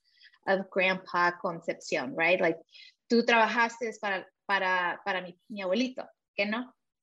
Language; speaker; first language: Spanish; early bilingual, heritage; English